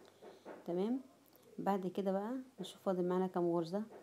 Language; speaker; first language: Arabic; native; Arabic